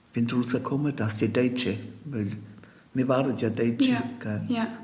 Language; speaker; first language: German; native; German